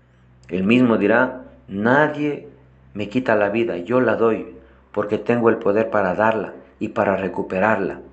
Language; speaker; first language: Spanish; non-native, fluent; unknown